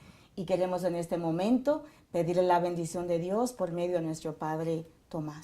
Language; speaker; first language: Spanish; native; Spanish